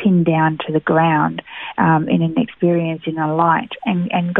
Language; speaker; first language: English; native; English